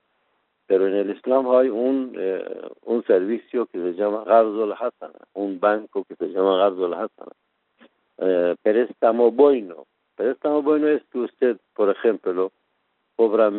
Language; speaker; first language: Spanish; non-native, fluent; Persian